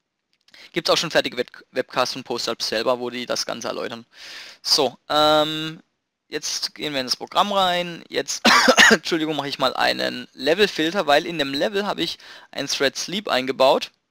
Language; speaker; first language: German; native; German